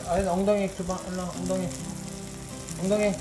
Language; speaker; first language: Korean; native; Korean